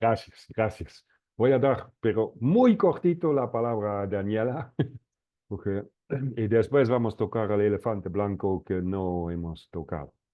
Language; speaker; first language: Spanish; non-native, fluent; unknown